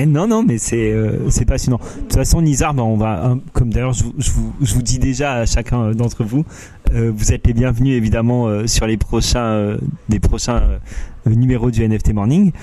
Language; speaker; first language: French; native; French